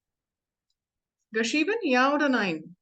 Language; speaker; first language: German; non-native, learner; Hindi